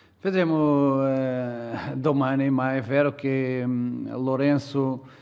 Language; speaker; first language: Italian; non-native, learner; Portuguese